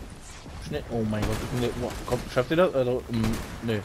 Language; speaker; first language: German; native; German